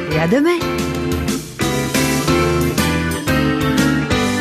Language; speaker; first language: French; native; French